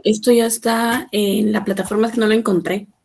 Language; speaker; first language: Spanish; native; Spanish